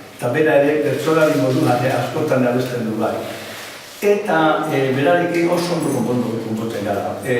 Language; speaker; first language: Basque; non-native, local second language; Spanish